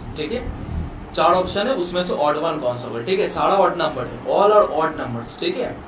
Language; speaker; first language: Hindi; non-native, local second language; Bangla